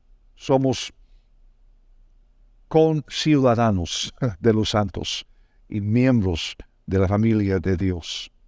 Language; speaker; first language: Spanish; non-native, fluent; English